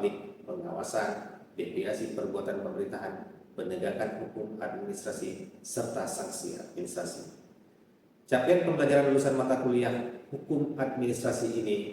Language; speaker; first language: Indonesian; native; Indonesian